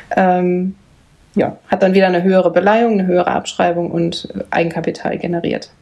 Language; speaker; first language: German; native; German